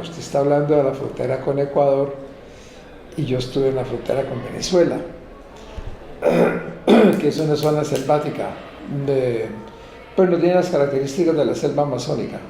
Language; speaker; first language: Spanish; native; Spanish